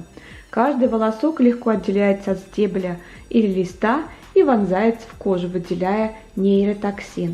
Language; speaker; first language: Russian; native; Russian